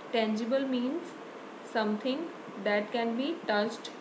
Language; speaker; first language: English; non-native, local second language; Punjabi